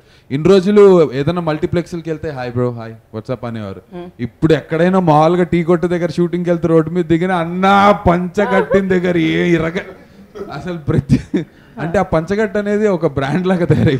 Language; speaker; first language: Telugu; native; Telugu